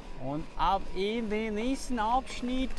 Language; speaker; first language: German; native; German